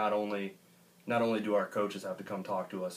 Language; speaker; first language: English; native; English